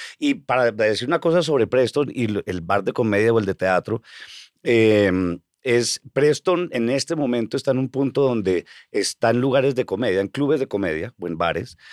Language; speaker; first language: Spanish; native; Spanish